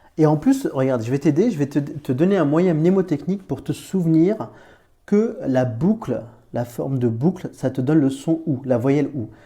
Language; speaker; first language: French; native; French